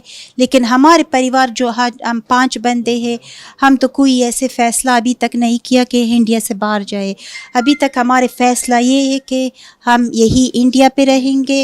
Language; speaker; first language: Hindi; non-native, fluent; Punjabi